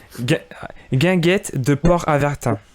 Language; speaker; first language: French; native; French